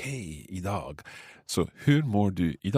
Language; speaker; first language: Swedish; non-native, learner; English